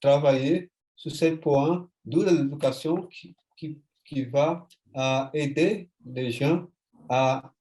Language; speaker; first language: French; non-native, fluent; Portuguese